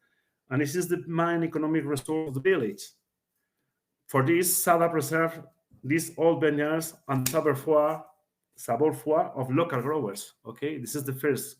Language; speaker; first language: English; non-native, learner; Spanish